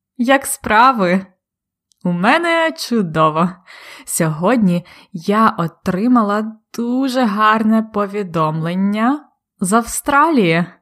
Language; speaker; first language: Ukrainian; native; Ukrainian